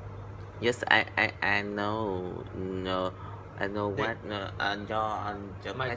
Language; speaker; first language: English; non-native, learner; Vietnamese